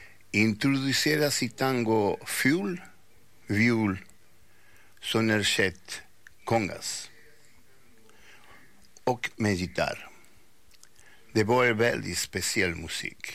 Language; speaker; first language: Swedish; non-native, learner; Spanish